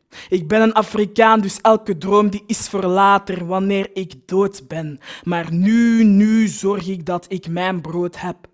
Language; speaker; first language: Dutch; early bilingual, other home language; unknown